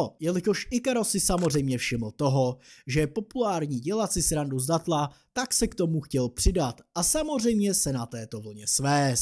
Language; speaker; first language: Czech; native; Czech